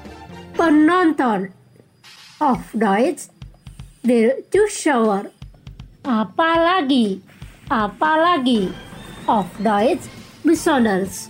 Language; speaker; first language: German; non-native, fluent; Indonesian